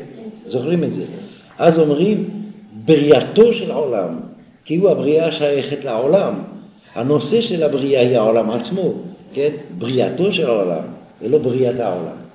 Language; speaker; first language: Hebrew; non-native, fluent; French